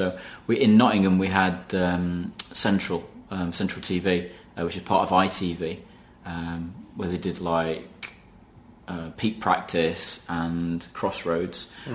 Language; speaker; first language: English; native; English